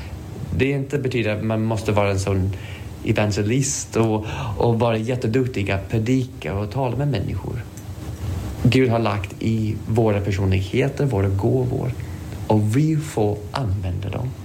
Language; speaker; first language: Swedish; non-native, fluent; English